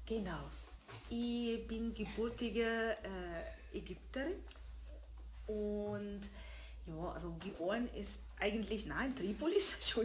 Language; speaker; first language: German; non-native, fluent; Arabic